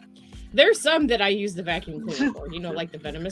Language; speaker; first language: English; native; English